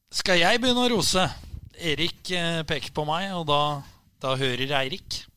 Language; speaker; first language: Norwegian; native; Norwegian